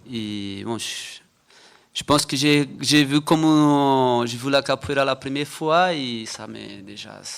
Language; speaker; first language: French; non-native, fluent; Portuguese